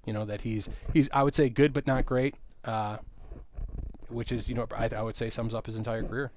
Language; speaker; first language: English; native; English